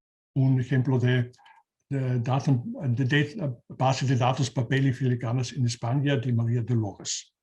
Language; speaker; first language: Spanish; non-native, learner; German